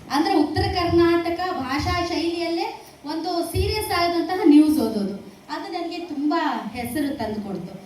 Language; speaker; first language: Kannada; native; Kannada